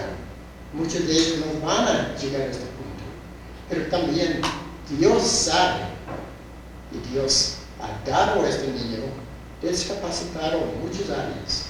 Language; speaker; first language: Spanish; non-native, fluent; English